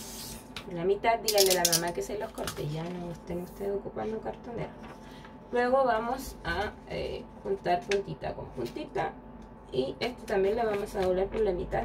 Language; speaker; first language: Spanish; native; Spanish